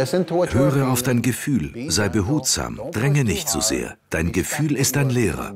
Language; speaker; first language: German; native; German